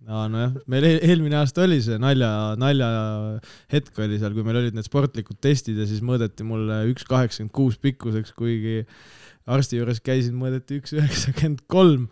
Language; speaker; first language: Estonian; native; Estonian